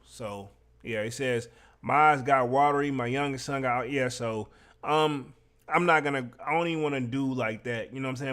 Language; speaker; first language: English; native; English